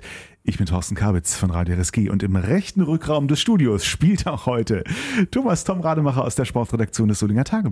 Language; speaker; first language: German; native; German